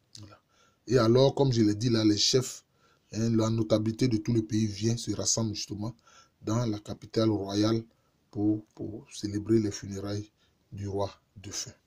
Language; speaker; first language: French; non-native, local second language; Baoulé